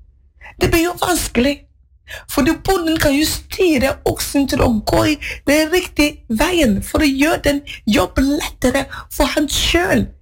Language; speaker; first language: Norwegian; non-native, fluent; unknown